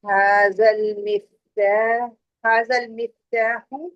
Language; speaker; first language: Arabic; non-native, learner; Urdu